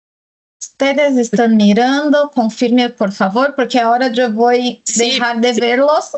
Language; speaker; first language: Spanish; non-native, fluent; Portuguese